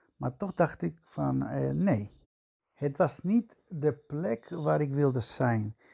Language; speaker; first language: Dutch; non-native, fluent; Spanish